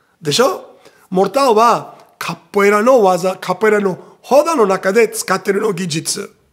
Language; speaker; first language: Japanese; non-native, fluent; Portuguese